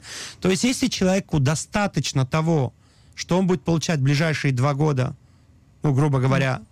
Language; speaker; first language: Russian; native; Russian